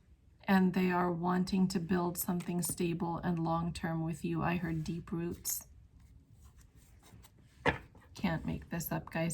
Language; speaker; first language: English; native; English